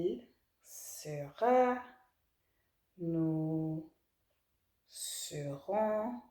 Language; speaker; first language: French; non-native, learner; English